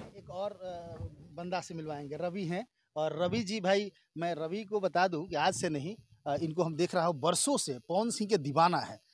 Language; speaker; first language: Hindi; native; Hindi